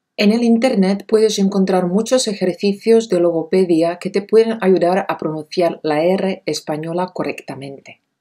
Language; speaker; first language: Spanish; non-native, fluent; Czech